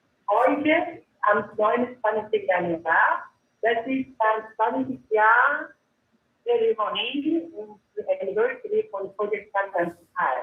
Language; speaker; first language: German; non-native, learner; Korean